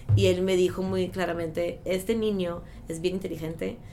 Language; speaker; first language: Spanish; non-native, fluent; French